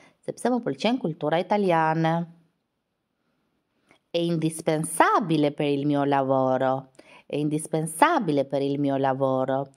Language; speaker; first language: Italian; non-native, fluent; Albanian